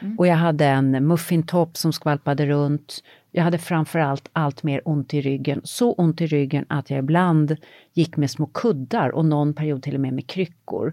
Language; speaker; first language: Swedish; native; Swedish